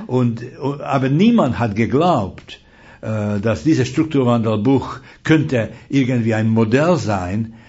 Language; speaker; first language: German; non-native, fluent; Hungarian